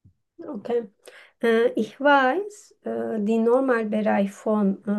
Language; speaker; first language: German; non-native, learner; Turkish